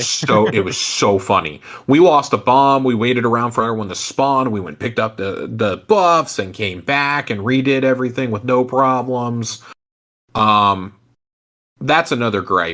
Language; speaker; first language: English; native; English